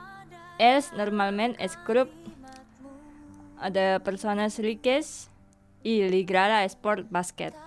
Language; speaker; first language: Catalan; non-native, learner; Indonesian